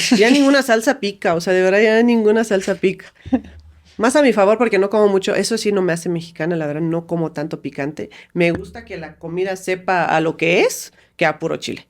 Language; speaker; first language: Spanish; non-native, fluent; Romanian